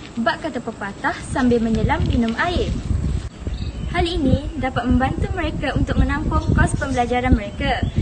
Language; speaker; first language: Malay; native; Malay